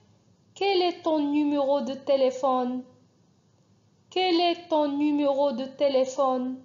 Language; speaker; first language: French; non-native, fluent; Arabic